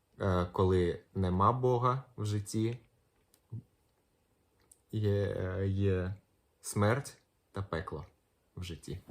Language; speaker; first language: Ukrainian; non-native, local second language; Russian